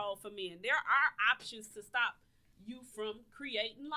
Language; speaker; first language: English; native; English